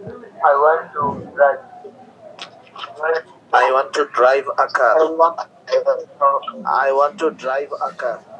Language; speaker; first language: English; non-native, learner; Bangla